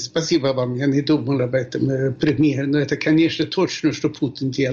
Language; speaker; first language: Russian; non-native, fluent; Swedish